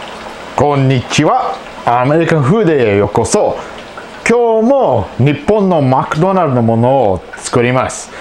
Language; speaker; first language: Japanese; non-native, learner; English